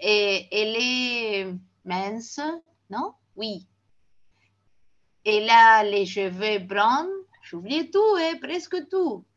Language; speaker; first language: French; non-native, fluent; Spanish